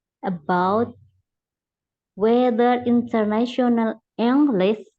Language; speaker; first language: English; non-native, learner; Indonesian